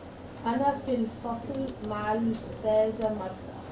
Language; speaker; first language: Arabic; non-native, learner; English